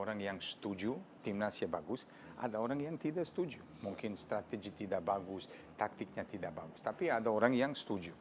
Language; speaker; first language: Indonesian; non-native, fluent; Serbian